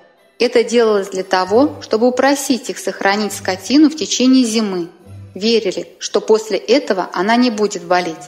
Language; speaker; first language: Russian; native; Russian